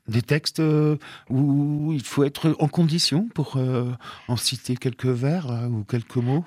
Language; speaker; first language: French; native; French